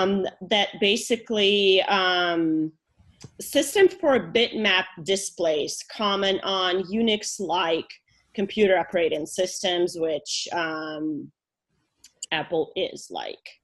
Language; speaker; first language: English; non-native, fluent; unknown